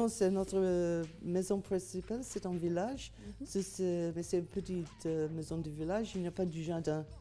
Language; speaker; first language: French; non-native, learner; English